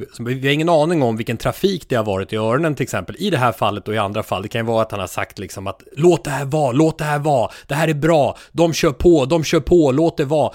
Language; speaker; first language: Swedish; native; Swedish